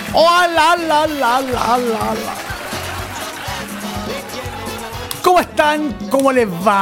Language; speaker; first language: Spanish; native; Spanish